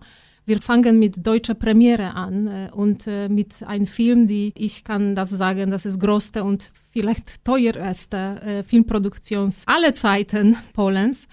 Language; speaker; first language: German; non-native, fluent; Polish